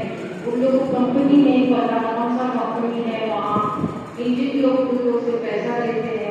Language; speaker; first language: Hindi; non-native, local second language; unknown